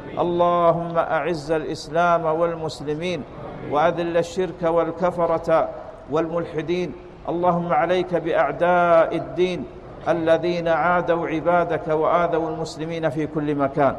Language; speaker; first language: Arabic; native; Arabic